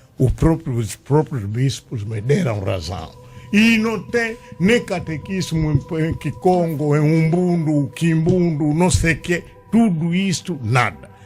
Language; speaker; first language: Portuguese; non-native, local second language; Kongo